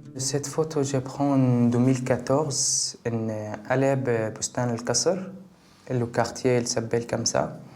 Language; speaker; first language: French; non-native, learner; Arabic